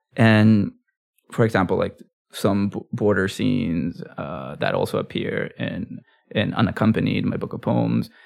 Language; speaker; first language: English; early bilingual, other home language; Spanish